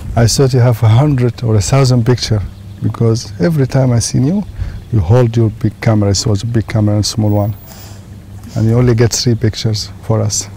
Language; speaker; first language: English; non-native, learner; Arabic